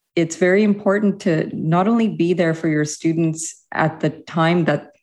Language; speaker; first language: English; early bilingual, other home language; Hindi